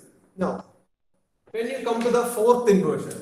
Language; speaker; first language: English; non-native, local second language; Malayalam